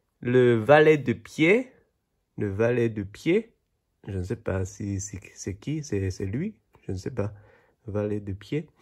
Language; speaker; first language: French; non-native, fluent; Chinese